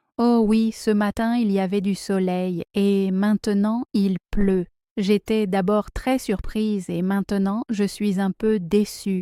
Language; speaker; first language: French; native; French